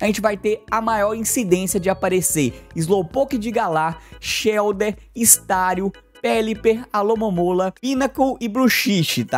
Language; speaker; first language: Portuguese; native; Portuguese